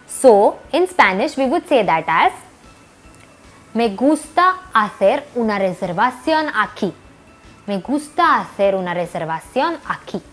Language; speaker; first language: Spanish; non-native, learner; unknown